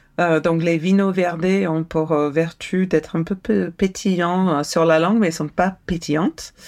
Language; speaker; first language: French; non-native, fluent; English